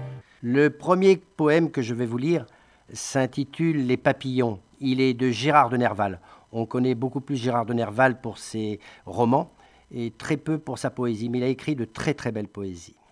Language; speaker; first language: French; native; French